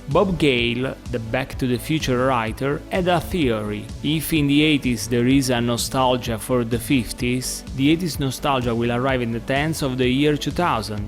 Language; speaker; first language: English; non-native, fluent; Italian